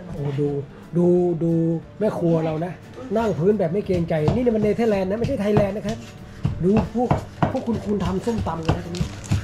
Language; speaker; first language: Thai; native; Thai